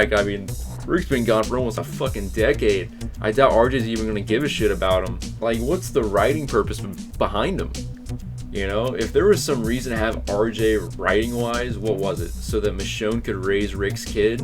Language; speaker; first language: English; native; English